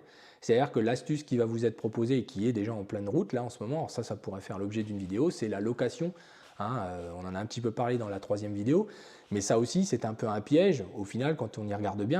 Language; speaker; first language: French; native; French